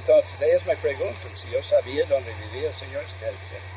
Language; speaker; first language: Spanish; non-native, fluent; English